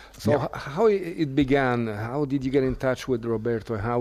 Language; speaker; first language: English; non-native, fluent; Italian